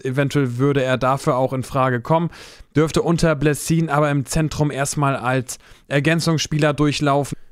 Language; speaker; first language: German; native; German